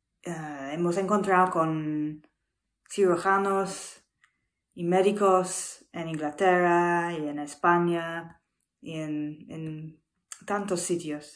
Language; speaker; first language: Spanish; non-native, learner; English